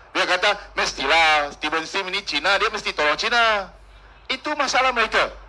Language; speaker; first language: Malay; non-native, local second language; Min Nan Chinese